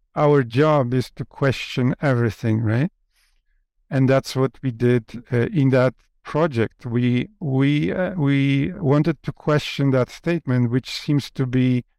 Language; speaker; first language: English; non-native, fluent; Polish